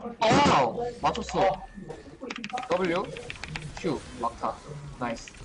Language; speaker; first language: Korean; native; Korean